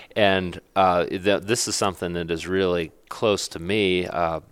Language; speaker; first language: English; native; English